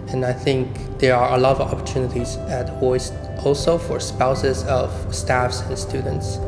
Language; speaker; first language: English; non-native, fluent; Chinese